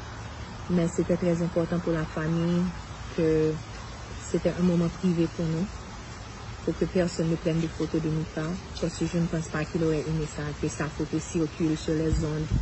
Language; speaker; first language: French; non-native, local second language; Haitian Creole